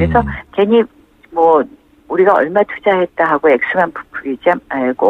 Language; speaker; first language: Korean; native; Korean